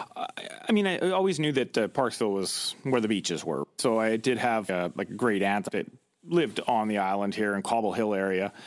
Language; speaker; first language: English; native; English